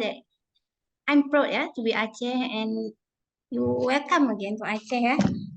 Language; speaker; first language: English; non-native, fluent; Indonesian